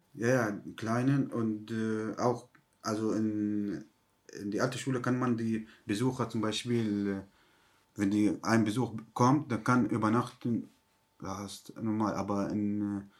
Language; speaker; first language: German; non-native, learner; Arabic